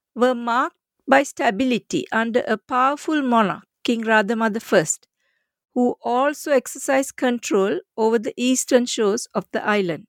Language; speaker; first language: English; non-native, local second language; Sinhala